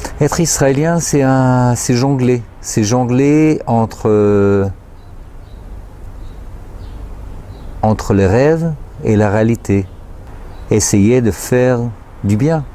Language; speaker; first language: French; non-native, fluent; Spanish